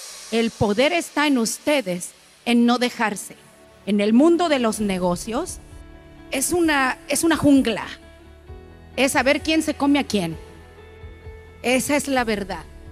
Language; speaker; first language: Spanish; native; Spanish